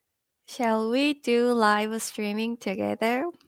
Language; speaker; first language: English; non-native, learner; Korean